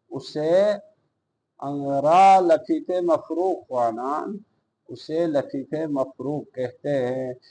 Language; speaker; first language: Urdu; non-native, local second language; Balti